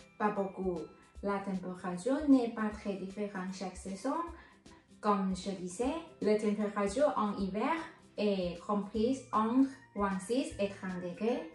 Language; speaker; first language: French; non-native, fluent; Thai